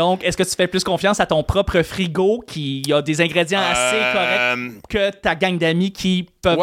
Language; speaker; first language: French; native; French